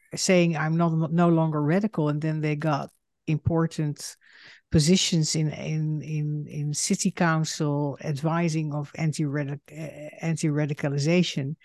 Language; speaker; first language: English; non-native, fluent; Dutch